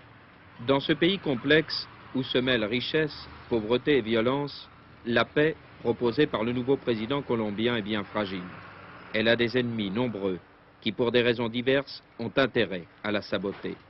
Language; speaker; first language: French; native; French